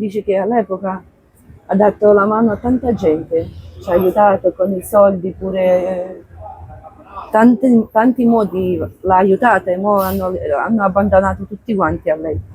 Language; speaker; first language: Italian; non-native, fluent; Ukrainian